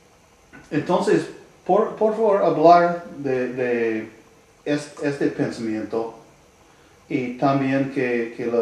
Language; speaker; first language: Spanish; non-native, learner; English